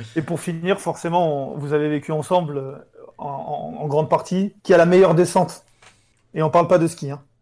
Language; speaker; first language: French; native; French